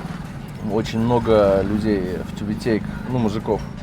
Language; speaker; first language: Russian; native; Russian